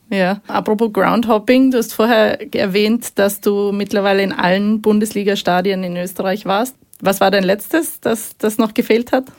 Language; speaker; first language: German; native; German